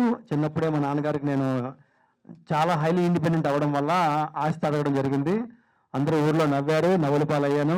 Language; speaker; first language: Telugu; native; Telugu